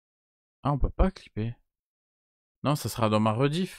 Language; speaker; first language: French; native; French